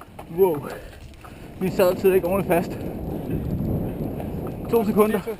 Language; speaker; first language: Danish; native; Danish